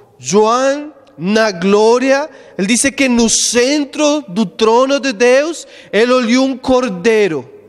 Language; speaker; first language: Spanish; non-native, learner; Portuguese